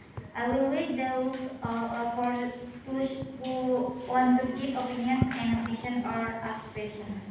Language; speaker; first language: English; non-native, learner; Indonesian